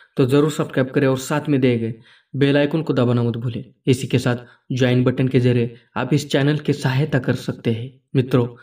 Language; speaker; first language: Hindi; non-native, local second language; Marathi